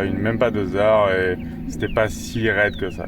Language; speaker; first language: French; native; French